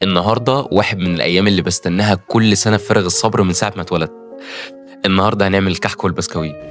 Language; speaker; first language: Arabic; native; Arabic